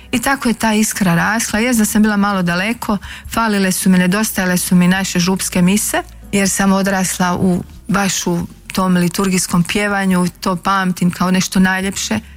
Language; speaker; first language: Croatian; native; Croatian